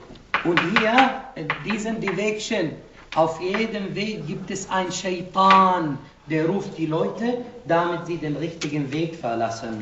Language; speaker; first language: German; non-native, fluent; Arabic